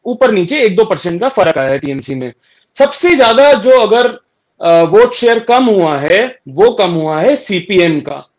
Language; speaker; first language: Hindi; native; Hindi